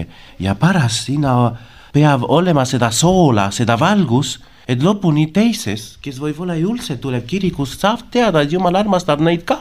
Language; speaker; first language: Estonian; non-native, learner; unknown